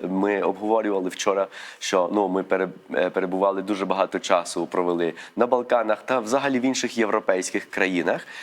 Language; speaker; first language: Ukrainian; early bilingual, other home language; Spanish